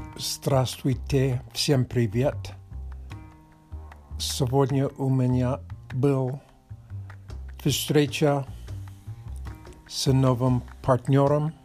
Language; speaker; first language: Russian; non-native, learner; English